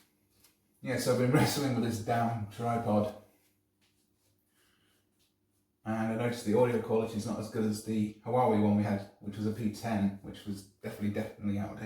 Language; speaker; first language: English; native; English